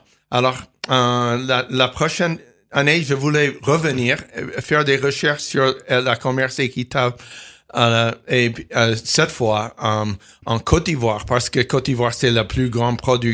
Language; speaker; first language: French; non-native, fluent; English